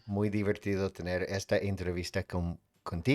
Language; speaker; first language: Spanish; non-native, learner; English